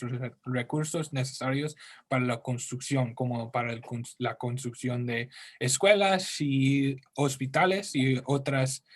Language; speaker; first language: Spanish; non-native, learner; English